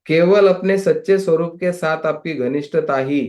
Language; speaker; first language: Hindi; non-native, local second language; Marathi